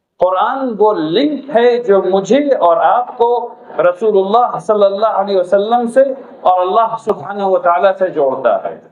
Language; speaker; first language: Urdu; native; Urdu